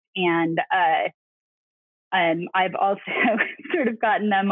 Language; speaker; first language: English; native; English